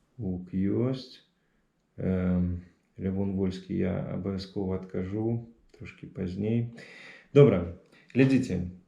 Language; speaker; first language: Belarusian; non-native, local second language; Russian